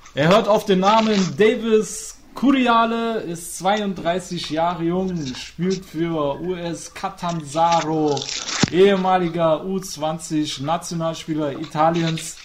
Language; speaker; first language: German; native; German